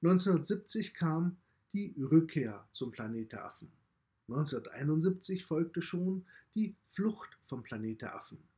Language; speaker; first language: German; native; German